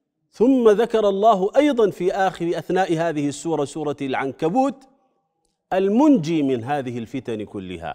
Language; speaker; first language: Arabic; native; Arabic